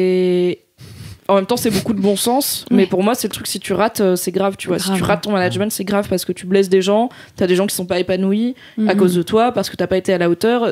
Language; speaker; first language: French; native; French